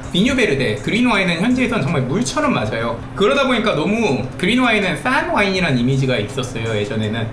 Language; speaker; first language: Korean; native; Korean